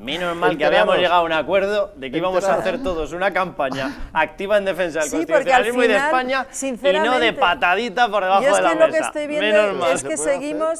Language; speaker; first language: Spanish; native; Spanish